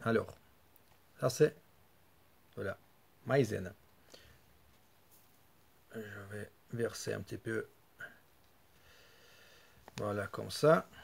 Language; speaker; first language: French; non-native, fluent; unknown